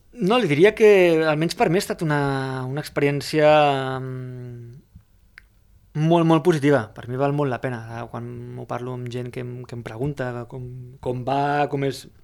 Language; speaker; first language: Catalan; native; Catalan